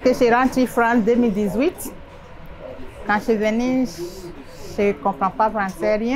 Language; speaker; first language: French; non-native, learner; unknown